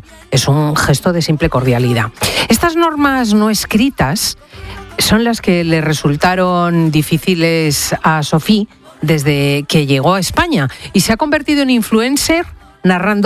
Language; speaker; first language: Spanish; native; Spanish